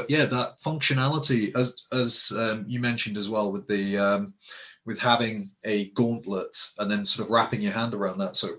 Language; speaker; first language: English; native; English